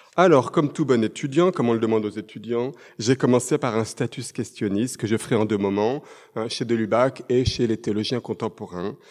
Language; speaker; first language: French; native; French